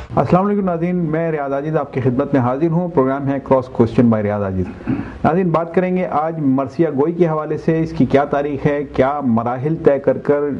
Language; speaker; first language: Urdu; native; Urdu